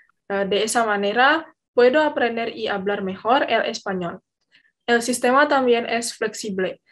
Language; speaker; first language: Spanish; non-native, learner; Indonesian